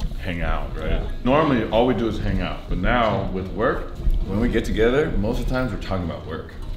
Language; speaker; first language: English; early bilingual, other home language; Chinese